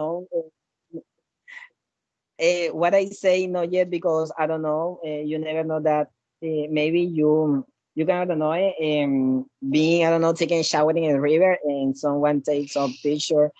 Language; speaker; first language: English; non-native, learner; Spanish